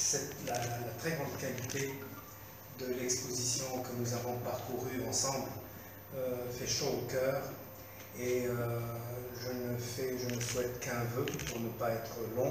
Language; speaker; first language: French; non-native, local second language; Arabic